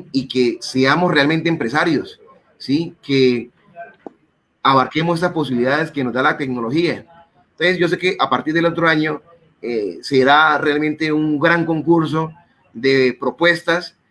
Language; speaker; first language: Spanish; native; Spanish